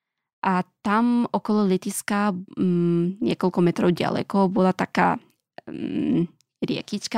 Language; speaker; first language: Slovak; non-native, learner; Pashto